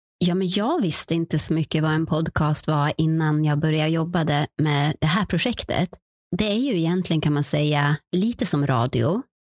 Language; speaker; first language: Swedish; native; Swedish